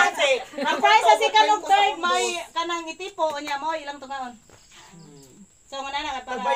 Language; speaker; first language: Cebuano; native; Cebuano